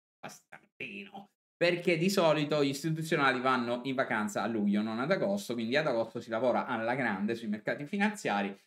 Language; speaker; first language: Italian; native; Italian